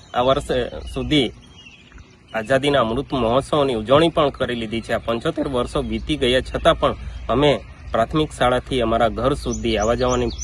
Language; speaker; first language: Gujarati; non-native, local second language; Gamit